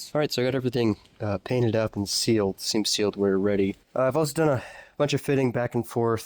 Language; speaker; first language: English; native; English